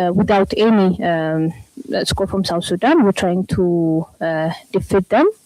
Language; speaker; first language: English; non-native, local second language; Amharic